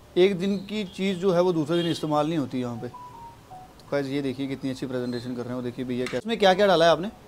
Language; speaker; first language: Hindi; non-native, local second language; Dogri